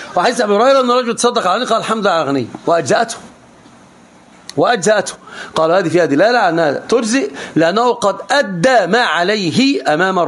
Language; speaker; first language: Arabic; native; Arabic